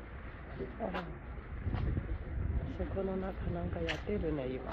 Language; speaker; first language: Japanese; non-native, fluent; Chinese